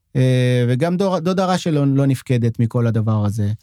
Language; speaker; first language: Hebrew; non-native, local second language; French